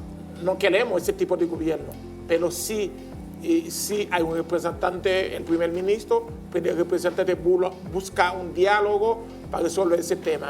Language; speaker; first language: Spanish; non-native, learner; Haitian Creole